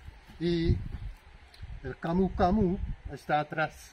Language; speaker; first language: Spanish; non-native, fluent; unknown